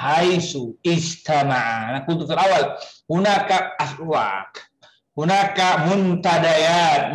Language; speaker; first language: Arabic; non-native, fluent; Indonesian